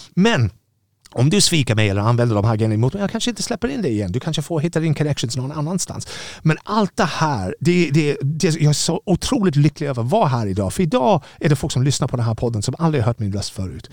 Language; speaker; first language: Swedish; non-native, fluent; English